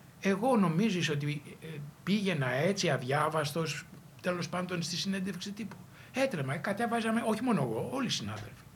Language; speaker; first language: Greek; native; Greek